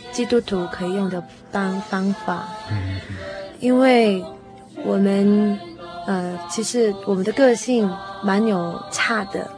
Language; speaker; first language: Chinese; non-native, fluent; Korean